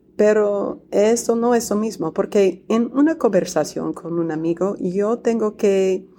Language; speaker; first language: Spanish; non-native, fluent; English